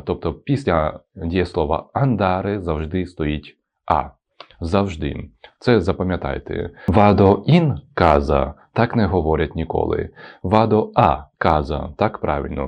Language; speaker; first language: Ukrainian; non-native, local second language; Russian